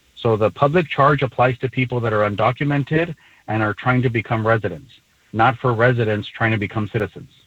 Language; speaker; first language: English; early bilingual, other home language; Spanish